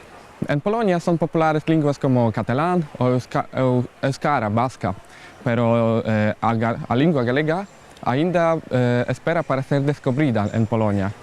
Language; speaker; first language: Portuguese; non-native, learner; Polish